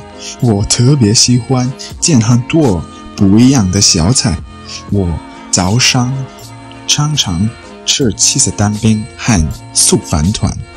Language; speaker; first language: Chinese; non-native, learner; English